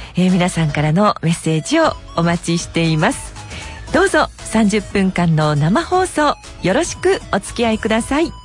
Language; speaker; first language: Japanese; native; Japanese